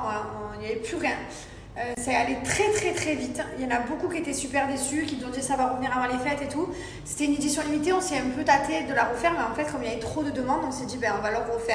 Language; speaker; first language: French; native; French